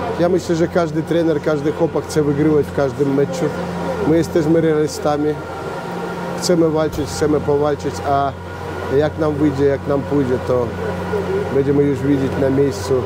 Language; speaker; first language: Polish; non-native, fluent; Russian